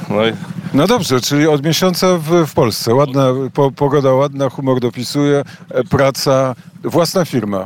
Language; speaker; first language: Polish; native; Polish